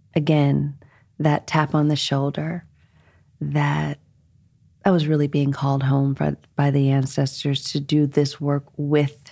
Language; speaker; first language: English; early bilingual, other home language; Krio